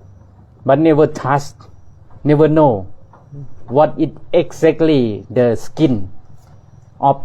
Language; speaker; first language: English; non-native, learner; Thai